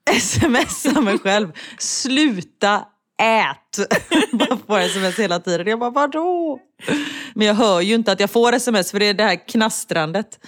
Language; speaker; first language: Swedish; native; Swedish